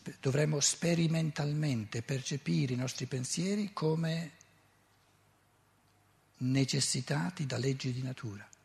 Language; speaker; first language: Italian; native; Italian